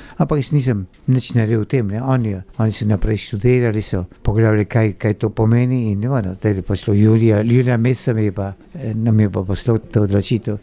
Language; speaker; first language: Slovenian; early bilingual, heritage; Slovenian